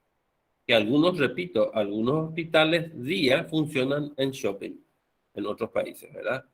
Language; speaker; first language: Spanish; native; Spanish